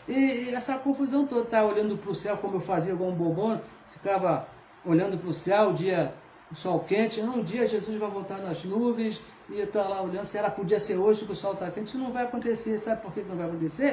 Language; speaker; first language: Portuguese; native; Portuguese